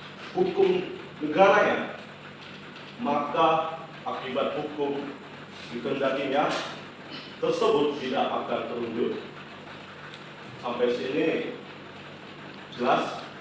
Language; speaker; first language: Indonesian; native; Indonesian